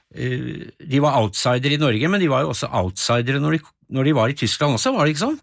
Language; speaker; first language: Norwegian; native; Norwegian